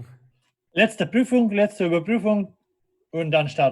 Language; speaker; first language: German; non-native, fluent; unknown